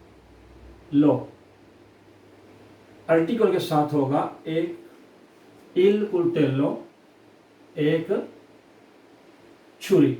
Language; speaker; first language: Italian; non-native, fluent; Urdu